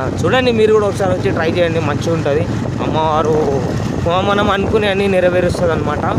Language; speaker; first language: Telugu; non-native, local second language; Tamil